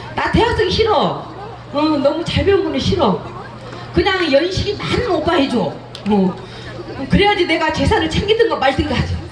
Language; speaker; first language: Korean; non-native, fluent; Thai